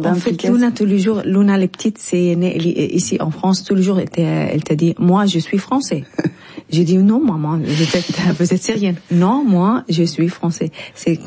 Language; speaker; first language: French; non-native, learner; Arabic